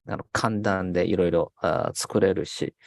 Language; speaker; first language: Japanese; non-native, fluent; Chinese